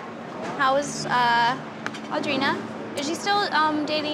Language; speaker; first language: English; native; English